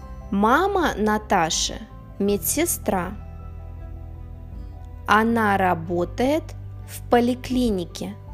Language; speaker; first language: Russian; native; Russian